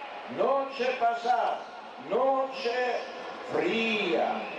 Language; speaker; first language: Spanish; non-native, fluent; Polish